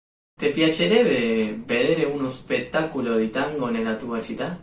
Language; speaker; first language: Italian; non-native, learner; Spanish